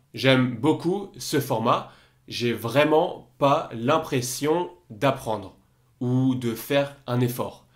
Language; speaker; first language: French; native; French